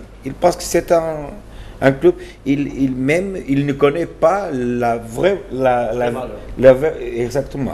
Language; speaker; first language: French; non-native, learner; Portuguese